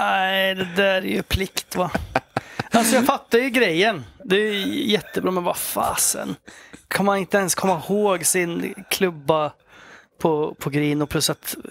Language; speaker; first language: Swedish; native; Swedish